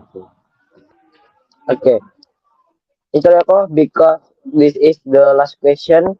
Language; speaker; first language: English; non-native, learner; Indonesian